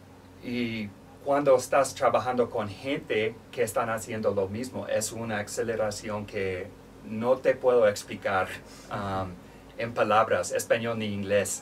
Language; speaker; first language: Spanish; non-native, fluent; English